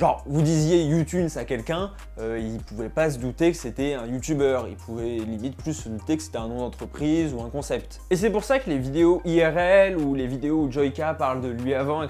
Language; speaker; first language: French; native; French